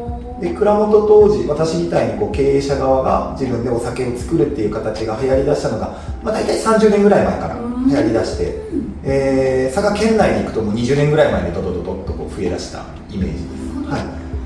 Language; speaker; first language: Japanese; native; Japanese